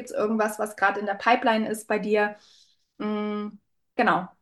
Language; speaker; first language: German; native; German